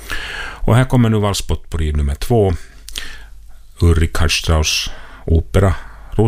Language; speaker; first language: Swedish; native; Swedish